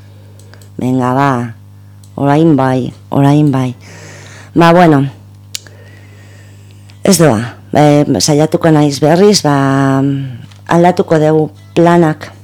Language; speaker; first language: Basque; non-native, local second language; Spanish